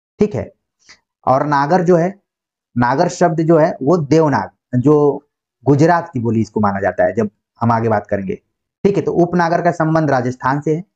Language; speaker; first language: Hindi; native; Hindi